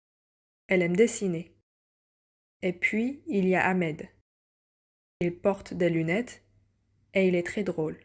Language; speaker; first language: French; non-native, fluent; Korean